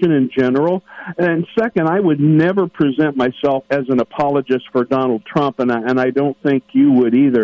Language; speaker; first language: English; native; English